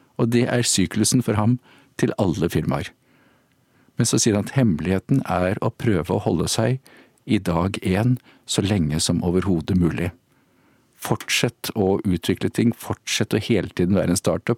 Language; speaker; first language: Norwegian; native; Norwegian